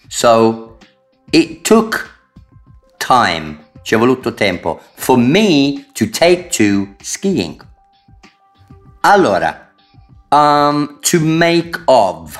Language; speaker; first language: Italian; non-native, fluent; English